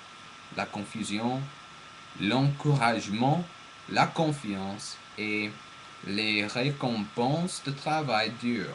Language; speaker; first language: French; non-native, learner; English